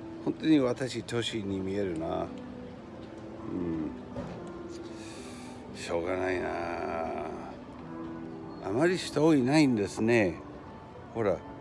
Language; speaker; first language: Japanese; non-native, fluent; English